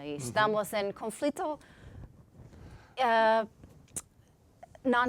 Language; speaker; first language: Portuguese; non-native, learner; English